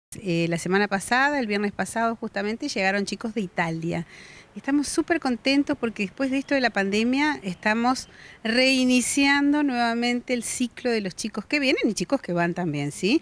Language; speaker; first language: Spanish; native; Spanish